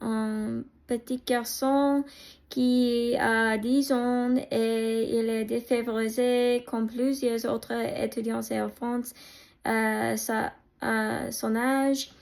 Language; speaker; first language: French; non-native, learner; English